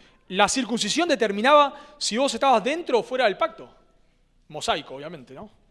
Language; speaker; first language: Spanish; native; Spanish